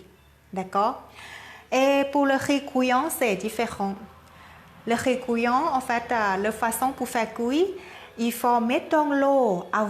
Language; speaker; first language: French; non-native, learner; Thai